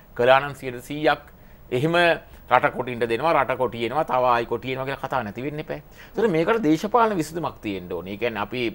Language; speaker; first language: Sinhala; native; Sinhala